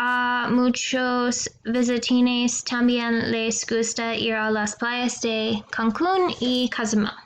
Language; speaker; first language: Spanish; non-native, learner; English